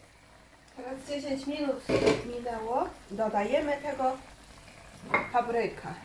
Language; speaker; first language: Polish; non-native, learner; Chinese